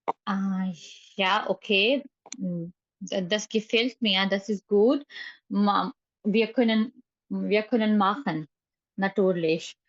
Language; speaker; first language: German; non-native, learner; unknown